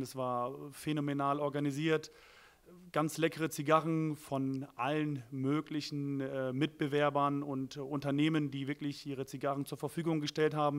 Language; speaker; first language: German; native; German